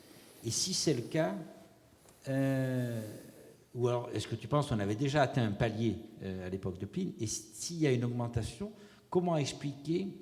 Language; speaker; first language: French; native; French